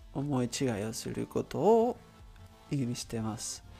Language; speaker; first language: Japanese; non-native, learner; Spanish